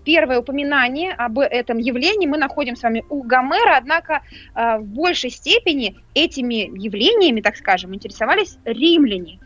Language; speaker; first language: Russian; native; Russian